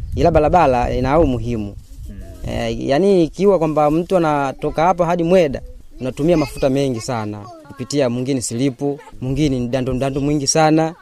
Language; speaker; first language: Swahili; non-native, local second language; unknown